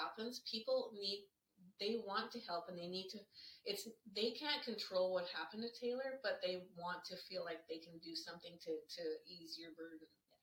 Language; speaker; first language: English; native; English